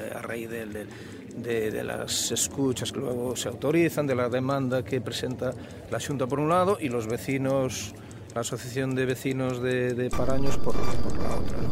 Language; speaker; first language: Spanish; native; Spanish